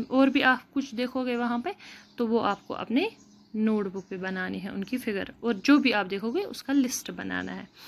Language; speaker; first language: Urdu; non-native, local second language; Kashmiri